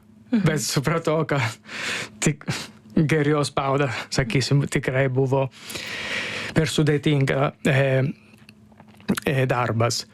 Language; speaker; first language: Lithuanian; non-native, learner; Italian